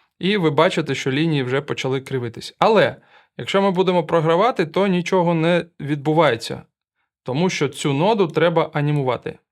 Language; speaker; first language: Ukrainian; non-native, local second language; Russian